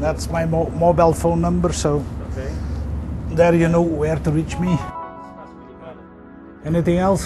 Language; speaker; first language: English; non-native, fluent; Dutch